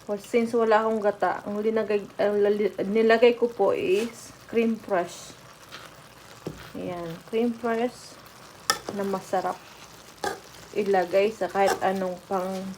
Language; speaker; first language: Filipino; non-native, local second language; Bikol